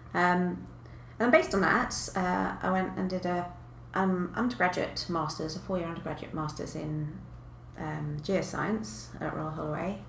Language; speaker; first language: English; native; English